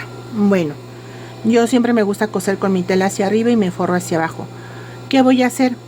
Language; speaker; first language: Spanish; native; Spanish